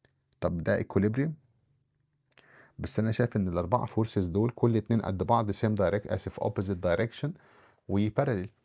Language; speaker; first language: Arabic; native; Arabic